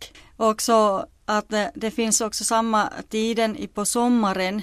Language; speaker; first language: Swedish; non-native, local second language; Finnish